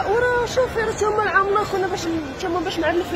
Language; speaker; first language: Arabic; native; Arabic